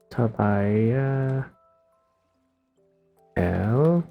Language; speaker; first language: French; non-native, learner; English